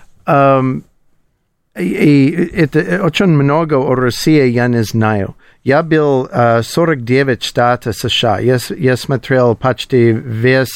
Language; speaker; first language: Russian; non-native, learner; English